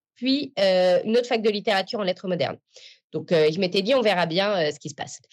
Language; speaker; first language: French; native; French